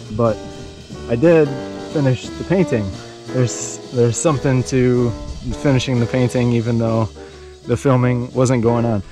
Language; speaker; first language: English; native; English